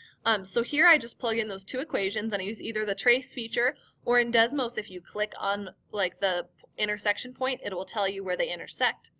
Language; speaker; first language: English; native; English